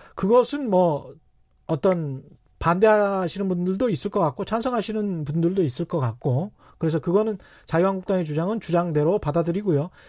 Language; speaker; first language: Korean; native; Korean